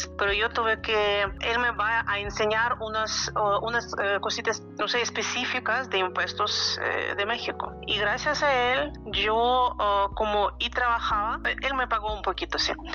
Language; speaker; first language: Spanish; non-native, fluent; Ukrainian